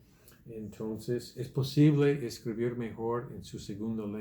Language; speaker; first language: Spanish; non-native, fluent; English